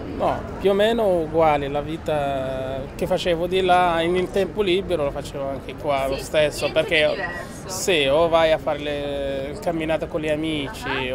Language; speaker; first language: Italian; non-native, learner; Arabic